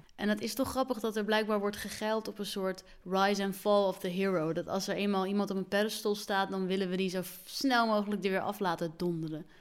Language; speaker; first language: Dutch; early bilingual, other home language; Arabic